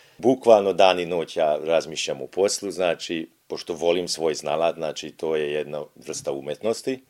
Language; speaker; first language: Bosnian; native; Bosnian